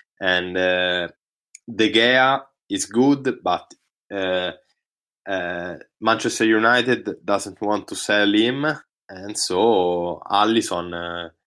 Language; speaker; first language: English; non-native, learner; Italian